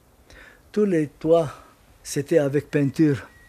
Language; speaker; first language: French; non-native, learner; Arabic